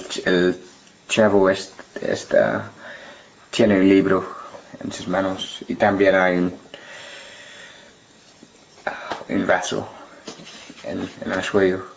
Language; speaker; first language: Spanish; non-native, learner; English